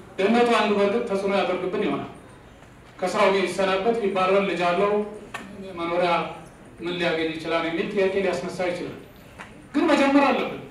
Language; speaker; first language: Amharic; native; Amharic